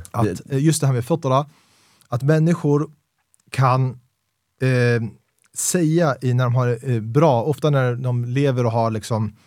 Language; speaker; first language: Swedish; native; Swedish